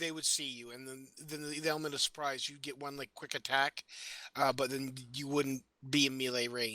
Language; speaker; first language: English; native; English